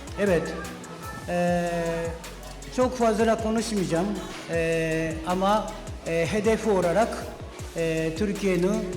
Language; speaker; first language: Turkish; non-native, learner; Japanese